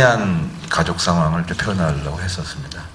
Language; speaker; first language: Korean; native; Korean